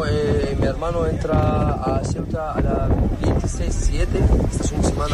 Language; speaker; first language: Spanish; non-native, learner; Arabic